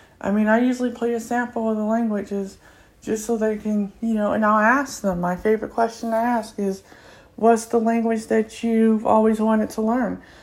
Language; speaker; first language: English; native; English